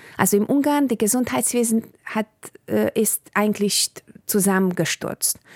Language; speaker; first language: German; non-native, fluent; Bulgarian